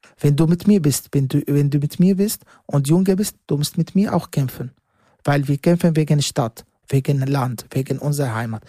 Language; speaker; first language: German; non-native, learner; Arabic